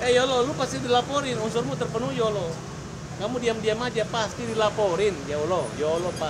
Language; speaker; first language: Indonesian; native; Indonesian